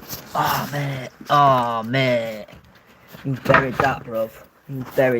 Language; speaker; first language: English; native; English